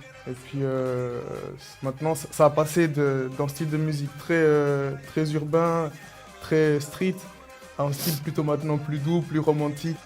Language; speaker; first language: French; early bilingual, other home language; Spanish